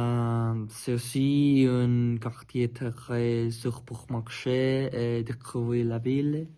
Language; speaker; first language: French; non-native, learner; Spanish